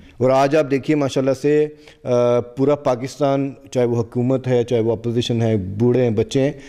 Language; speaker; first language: Urdu; non-native, local second language; Punjabi